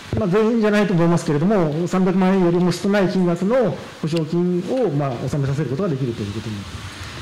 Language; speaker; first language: Japanese; native; Japanese